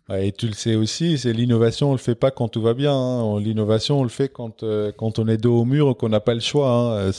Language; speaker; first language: French; non-native, local second language; Dutch